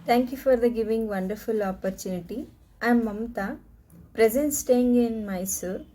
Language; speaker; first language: English; non-native, learner; Kannada